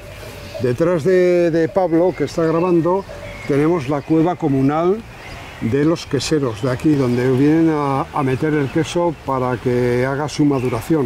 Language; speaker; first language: Spanish; native; Spanish